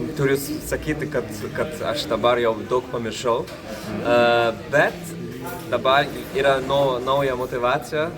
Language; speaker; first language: Lithuanian; non-native, learner; German